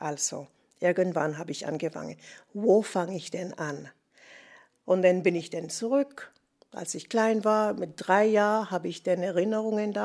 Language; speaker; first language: German; non-native, fluent; English